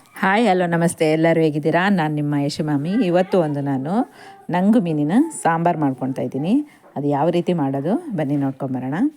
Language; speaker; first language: Kannada; native; Kannada